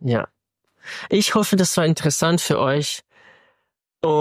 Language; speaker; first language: German; non-native, fluent; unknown